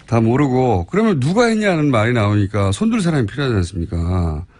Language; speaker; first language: Korean; native; Korean